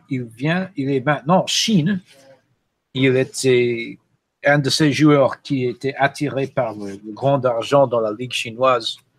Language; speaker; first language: French; non-native, fluent; English